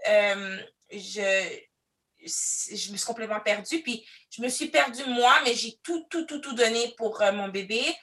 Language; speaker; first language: French; early bilingual, other home language; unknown